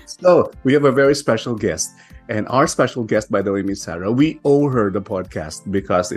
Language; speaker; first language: English; non-native, local second language; Filipino